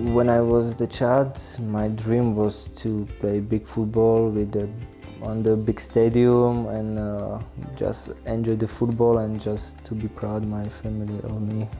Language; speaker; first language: English; non-native, learner; Slovak